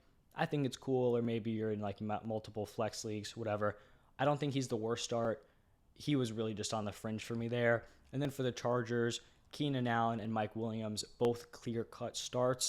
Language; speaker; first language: English; native; English